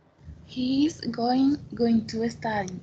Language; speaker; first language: English; non-native, learner; Spanish